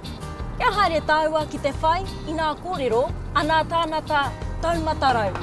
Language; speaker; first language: Māori; native; Māori